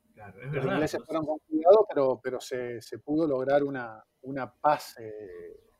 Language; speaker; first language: Spanish; native; Spanish